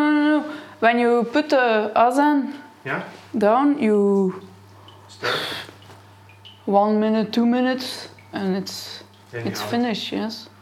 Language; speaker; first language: English; non-native, learner; Dutch